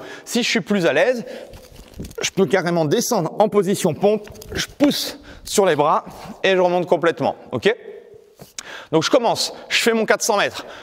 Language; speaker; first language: French; native; French